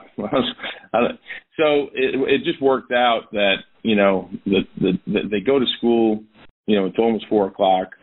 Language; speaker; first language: English; native; English